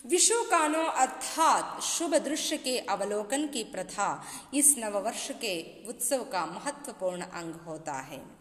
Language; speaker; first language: Hindi; non-native, local second language; Kannada